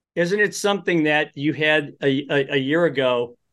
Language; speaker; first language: English; early bilingual, other home language; Polish